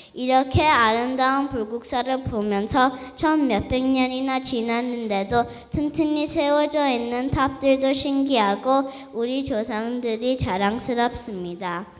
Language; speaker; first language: Korean; early bilingual, heritage; Korean